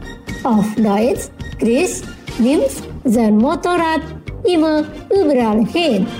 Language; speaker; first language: German; non-native, fluent; Indonesian